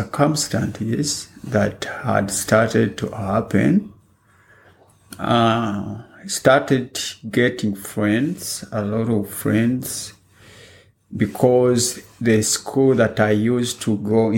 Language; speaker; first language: English; non-native, local second language; Ganda